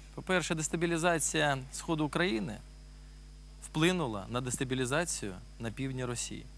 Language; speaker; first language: Ukrainian; native; Ukrainian